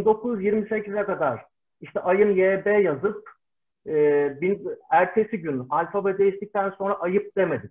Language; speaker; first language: Turkish; native; Turkish